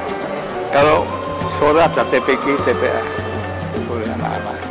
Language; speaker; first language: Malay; non-native, local second language; Javanese